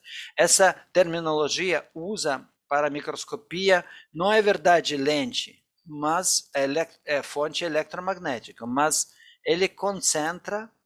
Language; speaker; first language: Portuguese; non-native, fluent; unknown